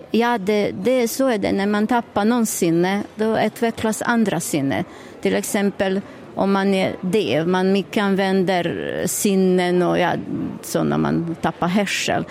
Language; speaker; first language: Swedish; non-native, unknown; Bosnian